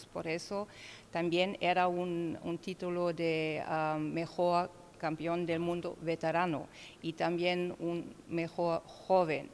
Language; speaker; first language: Spanish; non-native, learner; German